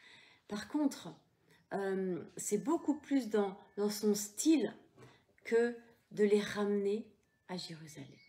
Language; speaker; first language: French; native; French